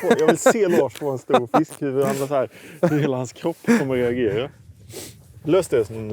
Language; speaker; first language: Swedish; native; Swedish